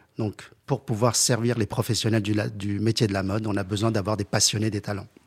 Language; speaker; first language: French; early bilingual, other home language; Chinese